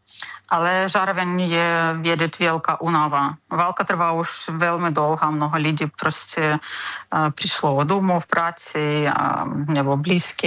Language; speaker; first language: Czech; non-native, learner; Ukrainian